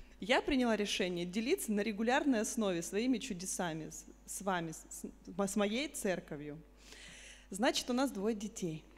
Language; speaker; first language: Russian; native; Russian